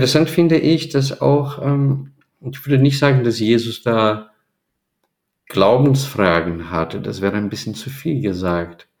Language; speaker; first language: German; non-native, fluent; Portuguese